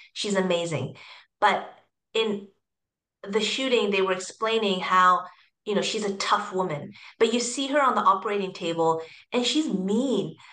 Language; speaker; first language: English; early bilingual, other home language; Cantonese